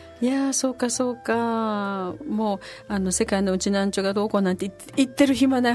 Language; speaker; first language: Japanese; native; Japanese